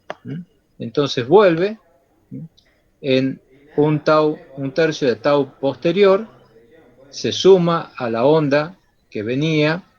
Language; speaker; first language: Spanish; native; Spanish